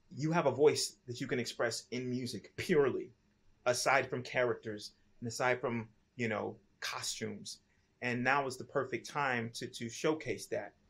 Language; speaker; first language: English; native; English